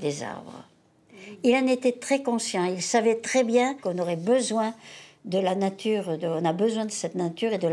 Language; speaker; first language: French; native; French